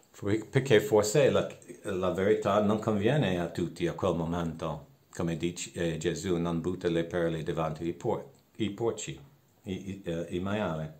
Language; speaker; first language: Italian; non-native, fluent; English